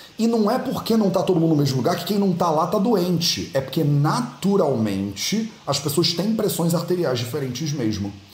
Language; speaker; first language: Portuguese; native; Portuguese